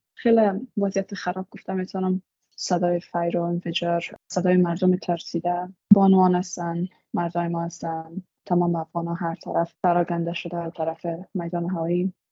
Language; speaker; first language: Persian; native; Persian